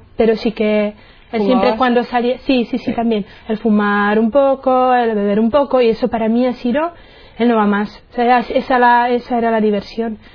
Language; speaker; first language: Spanish; non-native, fluent; Czech